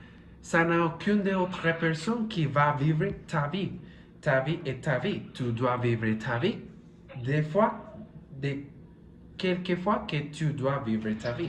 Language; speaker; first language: French; non-native, learner; Spanish